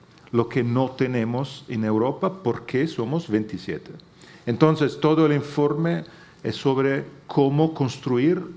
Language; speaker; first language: Spanish; non-native, fluent; Italian